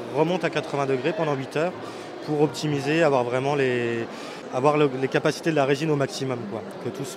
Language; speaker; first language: French; native; French